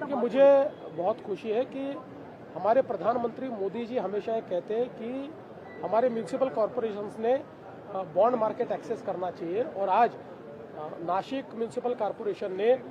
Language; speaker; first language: Hindi; non-native, local second language; Marathi